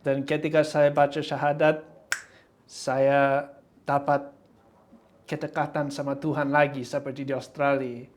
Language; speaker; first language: Indonesian; non-native, fluent; English